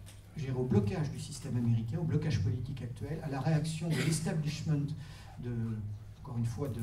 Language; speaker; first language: French; native; French